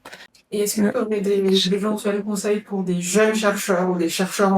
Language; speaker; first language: French; non-native, learner; German